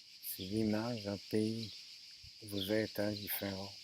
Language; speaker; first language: French; native; French